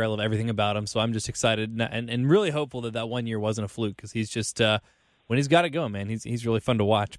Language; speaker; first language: English; native; English